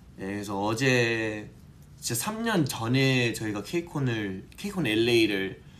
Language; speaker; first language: Korean; early bilingual, heritage; Korean